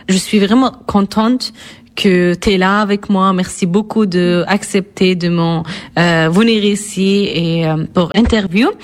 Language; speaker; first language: French; non-native, fluent; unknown